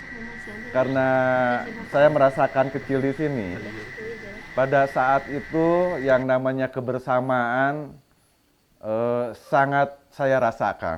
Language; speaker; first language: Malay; non-native, local second language; Sundanese